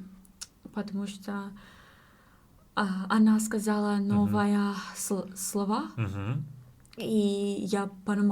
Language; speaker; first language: Russian; non-native, learner; English